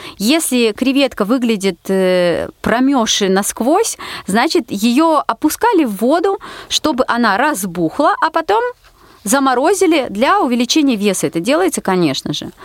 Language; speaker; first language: Russian; native; Russian